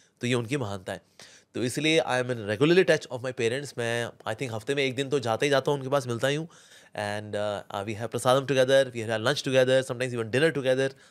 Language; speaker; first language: Hindi; native; Hindi